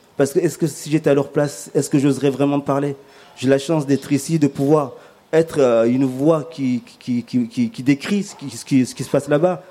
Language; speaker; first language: French; early bilingual, other home language; Ngazidja Comorian